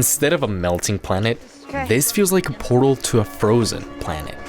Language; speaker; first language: English; native; English